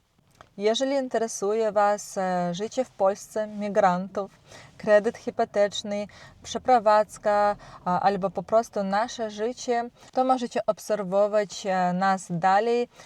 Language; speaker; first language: Polish; non-native, learner; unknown